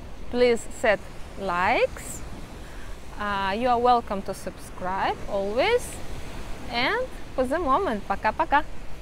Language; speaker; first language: English; non-native, fluent; Russian